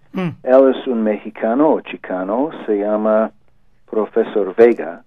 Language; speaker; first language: Spanish; non-native, learner; English